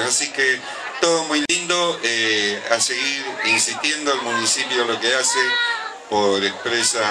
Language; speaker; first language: Spanish; native; Spanish